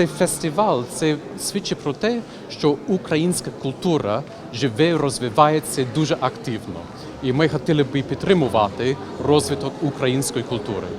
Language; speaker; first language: Ukrainian; non-native, fluent; English